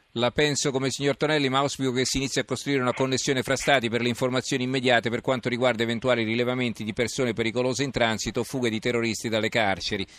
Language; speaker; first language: Italian; native; Italian